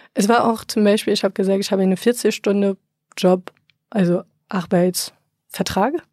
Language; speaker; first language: German; non-native, fluent; French